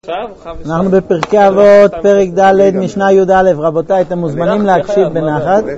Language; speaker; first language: Hebrew; native; Hebrew